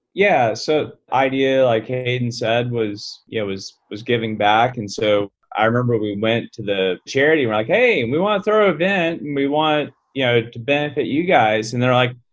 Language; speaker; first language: English; native; English